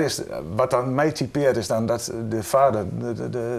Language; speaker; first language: Dutch; native; Dutch